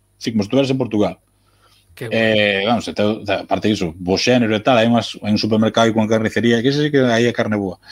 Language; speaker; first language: Galician; native; Galician